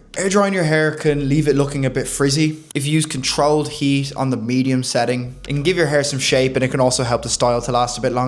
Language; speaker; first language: English; native; English